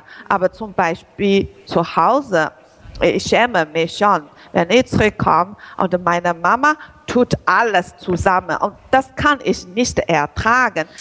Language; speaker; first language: German; non-native, learner; Chinese